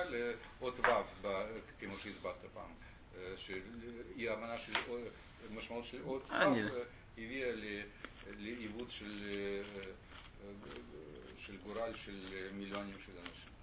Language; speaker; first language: Hebrew; non-native, fluent; Russian